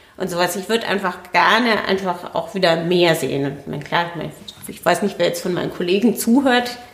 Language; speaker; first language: German; native; German